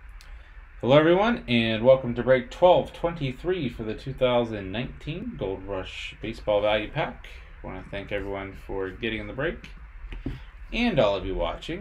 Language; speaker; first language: English; native; English